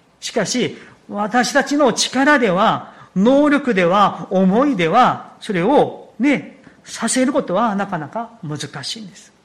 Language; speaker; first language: Japanese; non-native, fluent; Korean